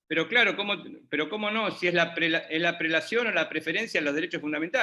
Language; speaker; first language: Spanish; native; Spanish